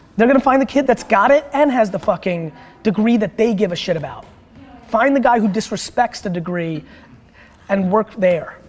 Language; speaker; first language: English; early bilingual, other home language; Russian